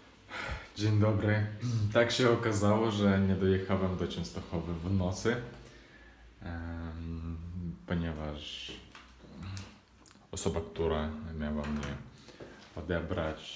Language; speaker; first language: Polish; non-native, fluent; Ukrainian